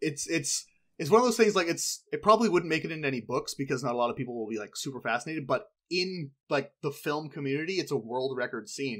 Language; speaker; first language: English; native; English